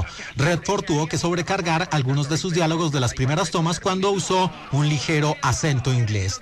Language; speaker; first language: Spanish; native; Spanish